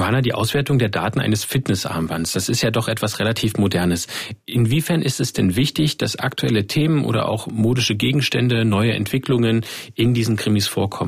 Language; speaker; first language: German; native; German